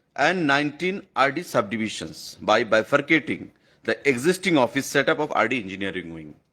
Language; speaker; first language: English; non-native, local second language; Bangla